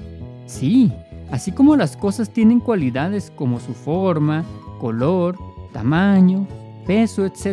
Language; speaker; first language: Spanish; native; Spanish